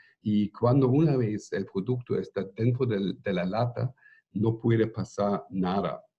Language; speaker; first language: Spanish; non-native, fluent; German